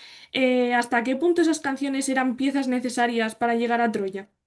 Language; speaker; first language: Spanish; native; Spanish